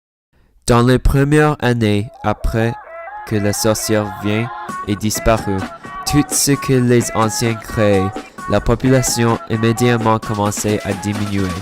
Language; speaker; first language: French; non-native, learner; English